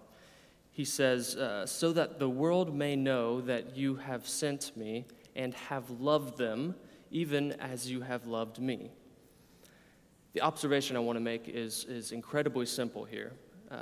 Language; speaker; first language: English; native; English